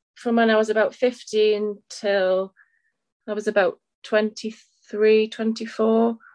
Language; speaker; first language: English; native; English